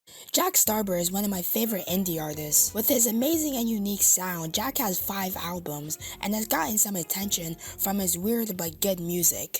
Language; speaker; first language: English; native; English